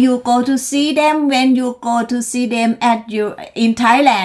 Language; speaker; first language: English; non-native, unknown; Thai